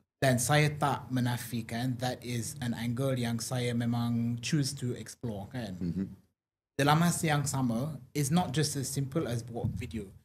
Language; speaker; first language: Malay; non-native, fluent; English